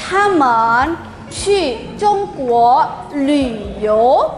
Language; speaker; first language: Chinese; non-native, fluent; Indonesian